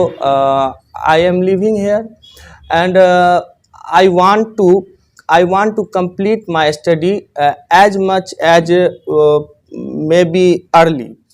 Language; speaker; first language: English; non-native, learner; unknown